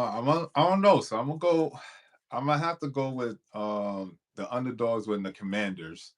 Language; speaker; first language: English; native; English